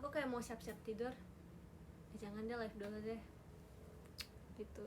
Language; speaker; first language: Indonesian; native; Indonesian